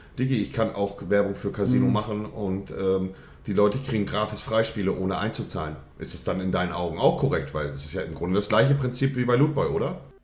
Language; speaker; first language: German; native; German